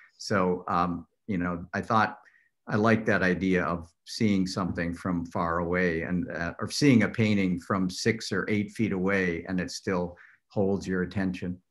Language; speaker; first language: English; native; English